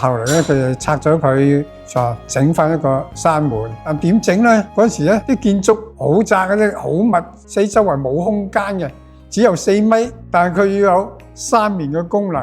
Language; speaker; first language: Cantonese; native; Cantonese